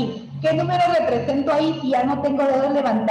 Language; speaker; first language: Spanish; native; Spanish